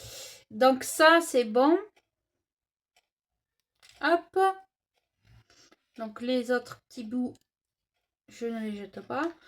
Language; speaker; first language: French; native; French